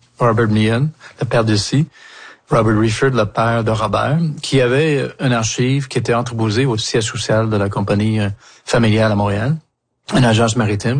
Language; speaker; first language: French; non-native, local second language; English